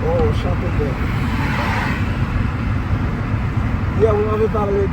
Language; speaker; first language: French; non-native, local second language; Haitian Creole